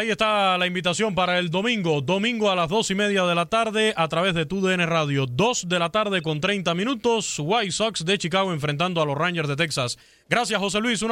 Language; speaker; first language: Spanish; native; Spanish